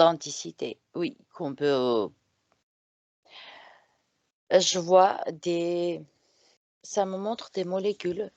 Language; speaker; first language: French; non-native, fluent; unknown